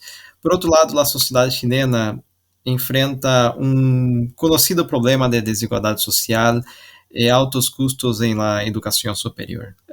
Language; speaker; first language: Portuguese; non-native, learner; Spanish